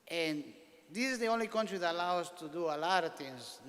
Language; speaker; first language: English; non-native, fluent; Spanish